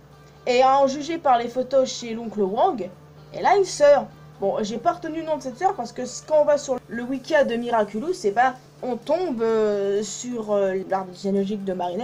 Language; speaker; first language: French; native; French